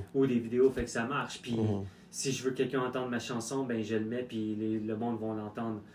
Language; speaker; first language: French; native; French